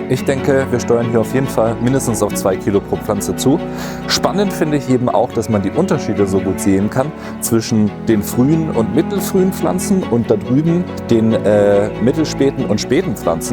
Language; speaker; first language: German; native; German